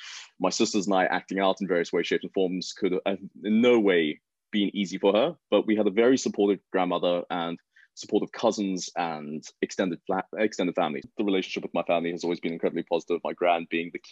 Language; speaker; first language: English; native; English